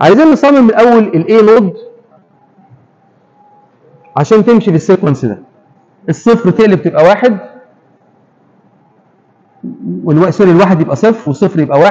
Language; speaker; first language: Arabic; native; Arabic